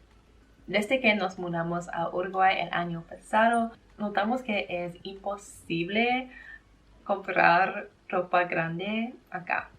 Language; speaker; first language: Spanish; non-native, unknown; English